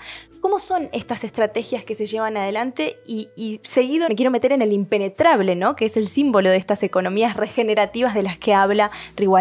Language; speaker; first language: Spanish; native; Spanish